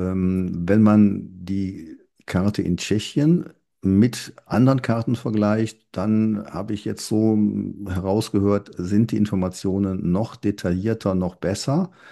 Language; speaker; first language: German; native; German